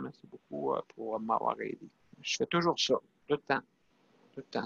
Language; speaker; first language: French; native; French